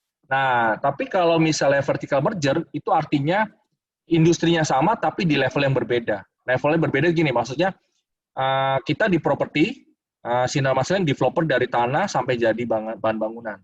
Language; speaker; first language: Indonesian; native; Indonesian